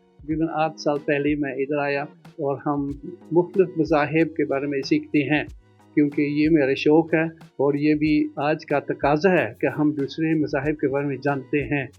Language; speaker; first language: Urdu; non-native, fluent; Dutch